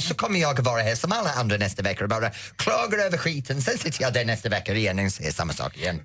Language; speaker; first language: Swedish; non-native, fluent; English